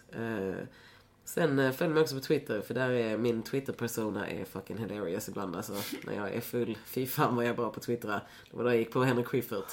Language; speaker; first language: Swedish; native; Swedish